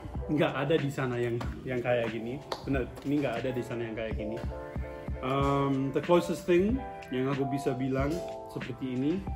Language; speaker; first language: Indonesian; non-native, fluent; English